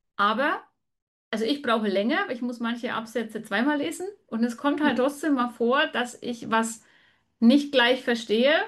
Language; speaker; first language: German; native; German